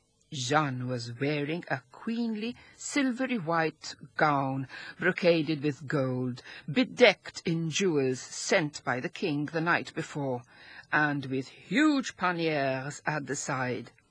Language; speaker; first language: English; non-native, local second language; Maltese